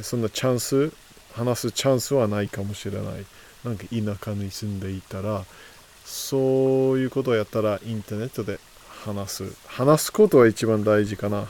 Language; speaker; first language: Japanese; non-native, fluent; English